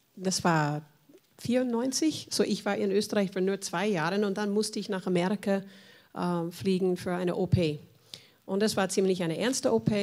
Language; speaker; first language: German; non-native, fluent; English